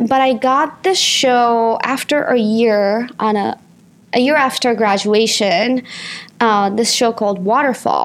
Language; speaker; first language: English; non-native, fluent; Japanese